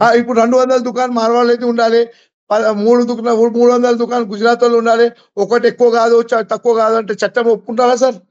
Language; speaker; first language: Telugu; non-native, local second language; Gujarati